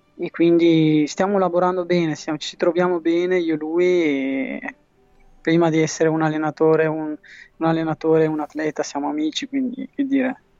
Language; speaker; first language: Italian; early bilingual, other home language; Tigrinya